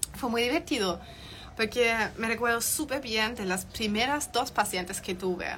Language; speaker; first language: Spanish; non-native, fluent; German